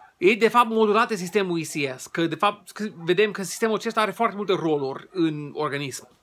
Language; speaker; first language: Romanian; non-native, fluent; English